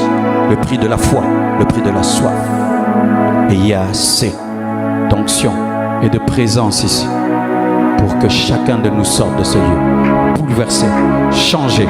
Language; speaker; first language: French; non-native, local second language; Lingala